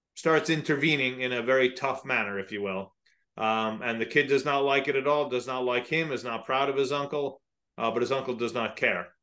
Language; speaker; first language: English; native; English